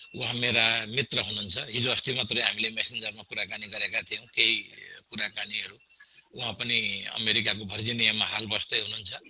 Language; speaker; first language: Nepali; native; Nepali